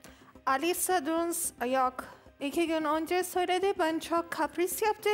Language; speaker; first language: Turkish; non-native, learner; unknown